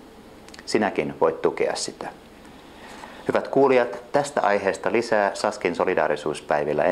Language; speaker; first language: Finnish; native; Finnish